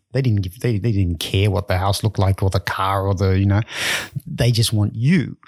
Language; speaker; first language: English; native; English